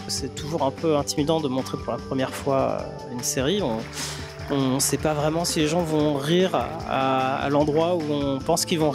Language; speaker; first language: French; native; French